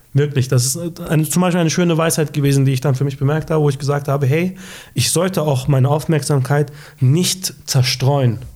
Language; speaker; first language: German; early bilingual, other home language; Turkish